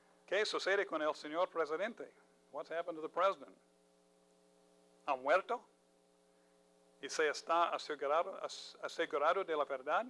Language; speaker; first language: Spanish; non-native, fluent; English